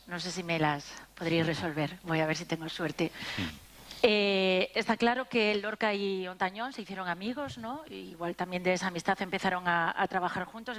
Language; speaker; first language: Spanish; native; Spanish